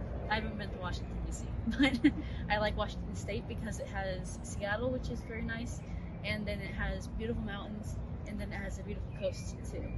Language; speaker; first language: English; native; English